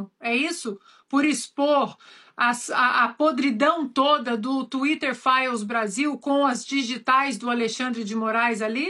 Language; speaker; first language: Portuguese; native; Portuguese